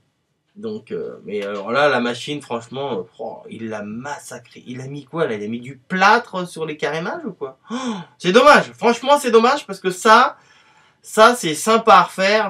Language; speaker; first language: French; native; French